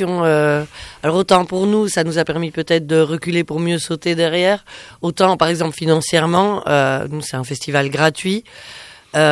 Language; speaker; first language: French; native; French